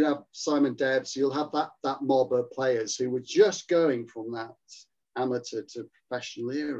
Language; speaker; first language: English; native; English